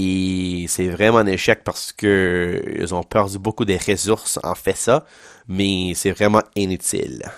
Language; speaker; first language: French; non-native, local second language; English